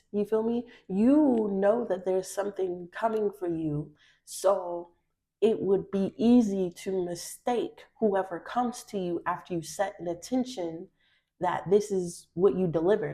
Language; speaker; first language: English; native; English